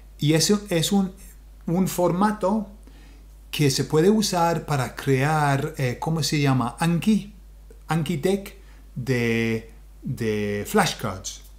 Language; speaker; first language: Spanish; non-native, fluent; English